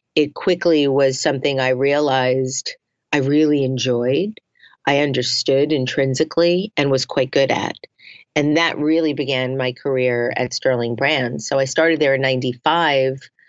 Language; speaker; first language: English; native; English